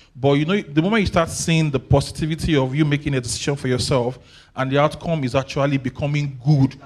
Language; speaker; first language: English; non-native, local second language; Yoruba